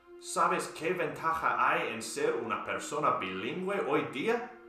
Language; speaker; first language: Spanish; non-native, fluent; English